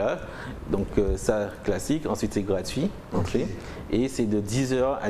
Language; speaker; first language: French; native; French